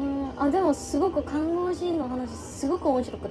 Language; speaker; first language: Japanese; non-native, fluent; Korean